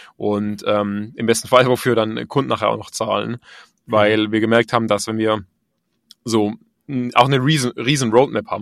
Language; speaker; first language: German; native; German